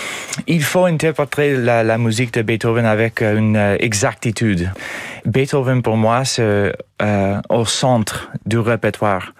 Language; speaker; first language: French; non-native, learner; English